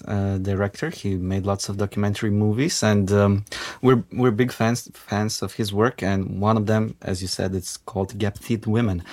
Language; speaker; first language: English; non-native, fluent; Macedonian